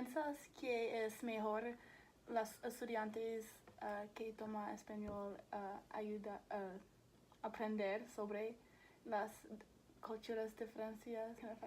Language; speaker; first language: Spanish; non-native, learner; English